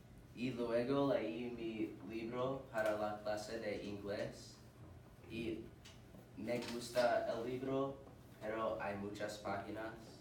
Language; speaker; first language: Spanish; non-native, learner; English